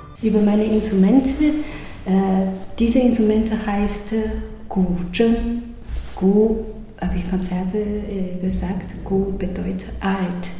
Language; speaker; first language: German; non-native, learner; Chinese